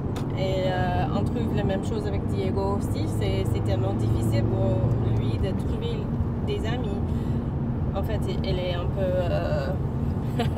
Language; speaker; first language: French; non-native, learner; English